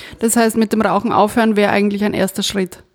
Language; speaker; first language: German; native; German